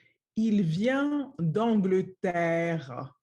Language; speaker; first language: French; non-native, learner; English